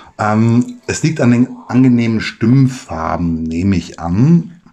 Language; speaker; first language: German; native; German